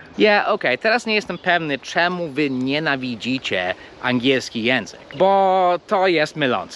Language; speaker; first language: Polish; non-native, fluent; English